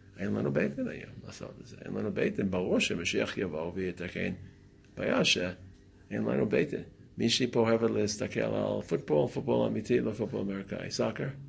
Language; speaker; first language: Hebrew; non-native, fluent; English